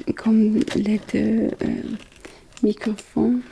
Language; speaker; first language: French; non-native, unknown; English